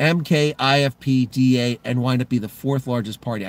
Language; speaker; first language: English; native; English